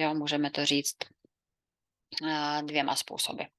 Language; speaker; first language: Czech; non-native, fluent; Ukrainian